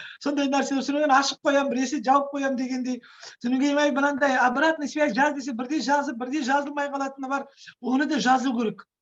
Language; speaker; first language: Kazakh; non-native, local second language; Russian